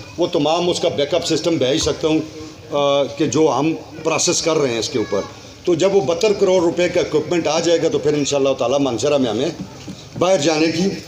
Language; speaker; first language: Urdu; non-native, local second language; Northern Hindko